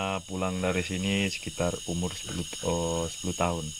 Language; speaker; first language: Indonesian; non-native, local second language; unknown